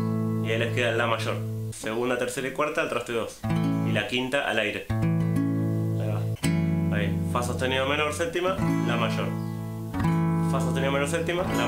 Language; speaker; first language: Spanish; native; Spanish